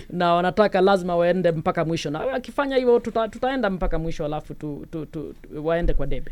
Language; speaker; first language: Swahili; non-native, local second language; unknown